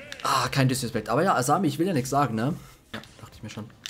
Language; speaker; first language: German; native; German